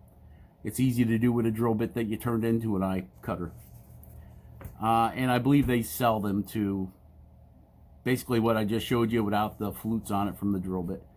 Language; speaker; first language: English; native; English